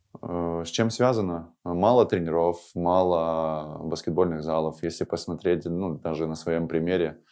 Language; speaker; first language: Russian; native; Russian